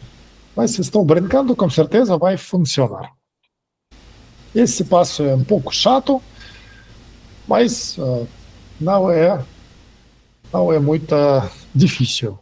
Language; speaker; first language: Portuguese; non-native, fluent; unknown